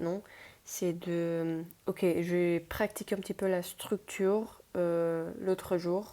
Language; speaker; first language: French; non-native, fluent; Spanish